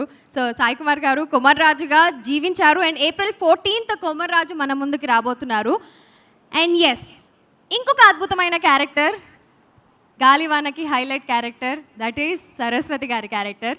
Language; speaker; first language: Telugu; native; Telugu